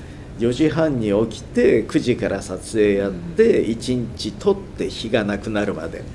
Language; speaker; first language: Japanese; native; Japanese